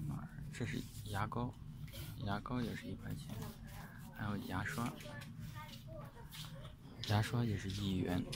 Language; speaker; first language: Chinese; native; Chinese